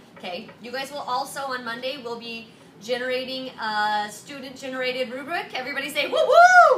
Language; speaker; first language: English; native; English